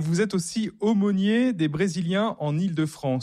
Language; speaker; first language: French; native; French